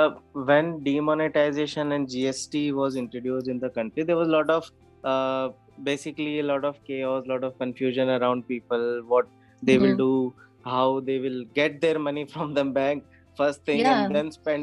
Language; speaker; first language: English; non-native, local second language; Hindi